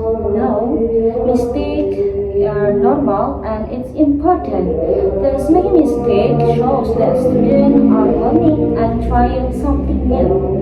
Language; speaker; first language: English; non-native, learner; Indonesian